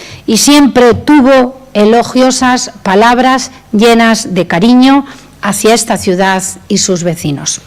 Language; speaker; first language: Spanish; native; Spanish